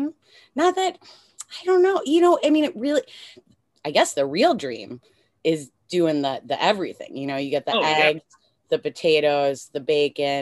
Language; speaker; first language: English; native; English